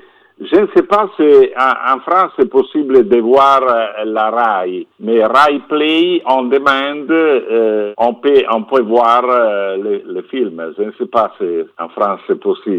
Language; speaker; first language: French; non-native, fluent; Italian